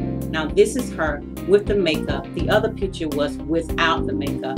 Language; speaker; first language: English; native; English